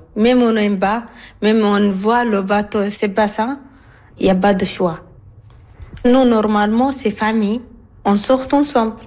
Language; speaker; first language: French; non-native, learner; Arabic